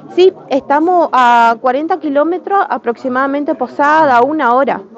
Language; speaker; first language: Spanish; native; Spanish